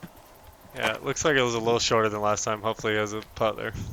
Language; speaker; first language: English; native; English